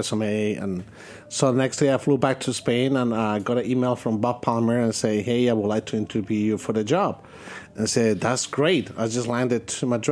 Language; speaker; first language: English; non-native, fluent; Spanish